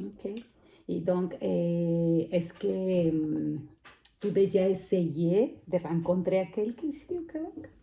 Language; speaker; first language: French; non-native, fluent; Spanish